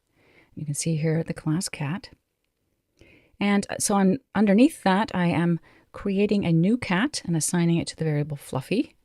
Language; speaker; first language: English; native; English